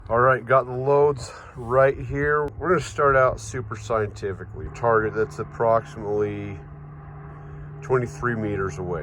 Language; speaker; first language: English; native; English